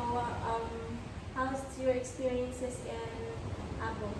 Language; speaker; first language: English; non-native, local second language; Filipino